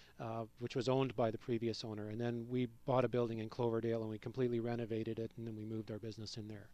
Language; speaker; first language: English; native; English